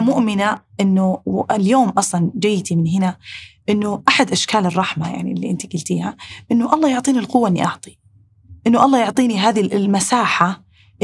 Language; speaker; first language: Arabic; native; Arabic